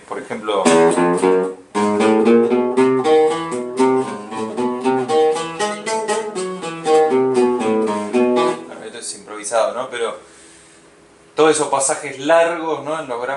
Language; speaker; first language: Spanish; native; Spanish